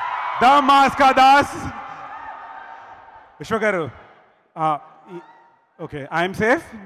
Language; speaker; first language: Telugu; native; Telugu